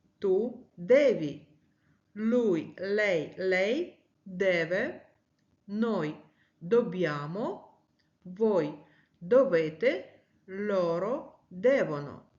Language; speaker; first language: Italian; non-native, fluent; Ukrainian